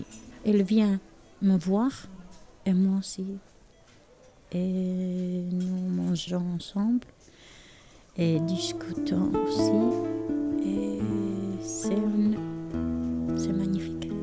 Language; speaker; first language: French; non-native, learner; Albanian